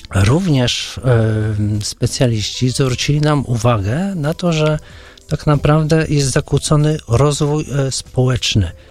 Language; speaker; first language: Polish; native; Polish